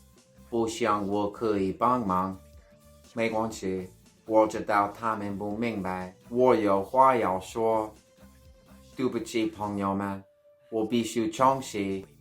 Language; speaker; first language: Chinese; non-native, learner; English